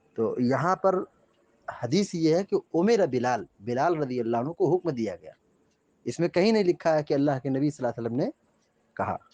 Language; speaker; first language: Urdu; native; Urdu